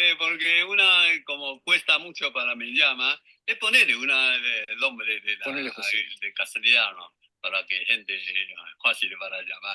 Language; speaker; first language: Spanish; non-native, learner; Chinese